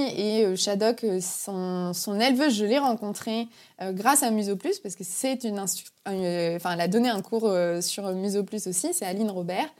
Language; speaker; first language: French; native; French